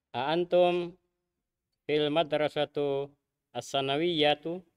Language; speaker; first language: Arabic; non-native, learner; Indonesian